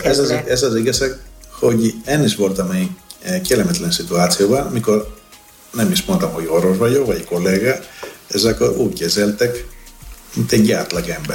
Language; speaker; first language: Hungarian; non-native, learner; Greek